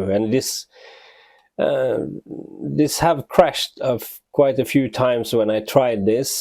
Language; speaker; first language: English; non-native, fluent; Norwegian